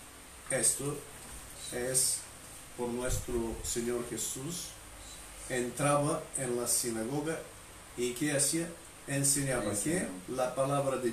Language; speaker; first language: Spanish; non-native, fluent; Bulgarian